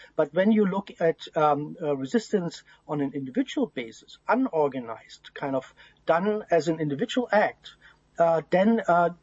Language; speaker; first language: English; non-native, fluent; German